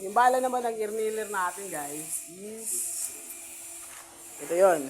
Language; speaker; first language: Filipino; native; Filipino